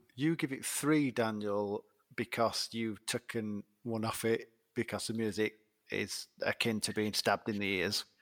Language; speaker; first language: English; native; English